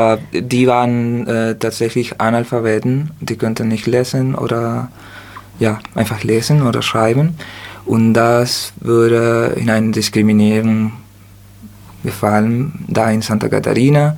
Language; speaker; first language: German; non-native, learner; Spanish